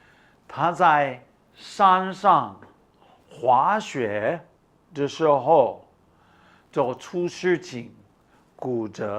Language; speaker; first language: Chinese; non-native, fluent; English